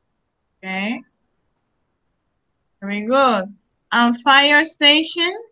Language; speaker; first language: English; non-native, learner; Spanish